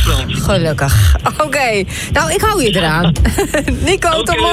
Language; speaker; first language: Dutch; native; Dutch